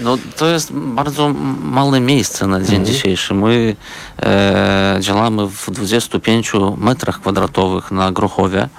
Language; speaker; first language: Polish; non-native, fluent; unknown